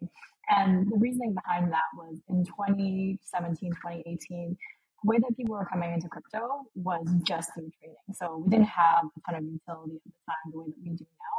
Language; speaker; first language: English; native; English